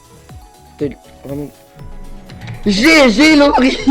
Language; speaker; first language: French; native; French